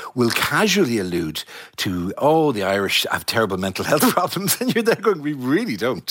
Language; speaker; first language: English; native; English